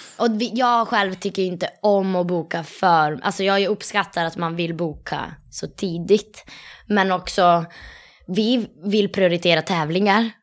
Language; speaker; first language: Swedish; non-native, fluent; Italian